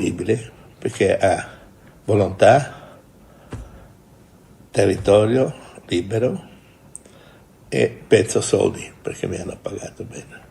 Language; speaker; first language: Italian; non-native, fluent; Portuguese